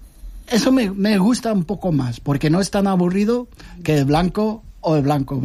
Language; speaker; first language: Spanish; non-native, fluent; Dutch